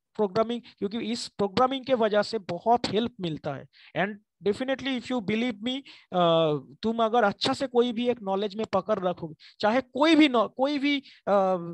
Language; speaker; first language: Hindi; non-native, local second language; Bangla